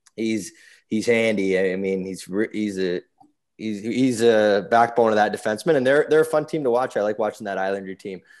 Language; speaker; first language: English; native; English